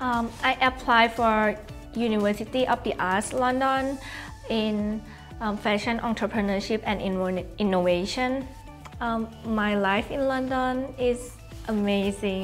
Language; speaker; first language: English; non-native, learner; Thai